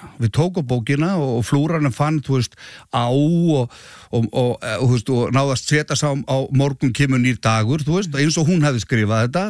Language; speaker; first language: Icelandic; native; Icelandic